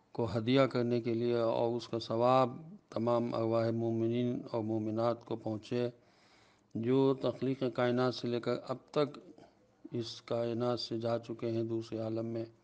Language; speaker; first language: Arabic; non-native, fluent; Urdu